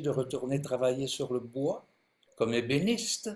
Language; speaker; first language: French; native; French